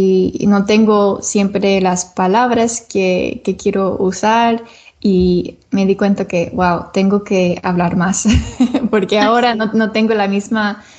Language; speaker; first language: Spanish; non-native, learner; English